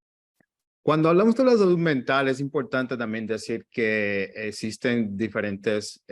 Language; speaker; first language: Spanish; native; Spanish